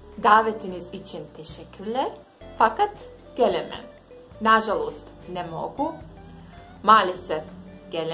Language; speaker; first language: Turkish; non-native, fluent; Bosnian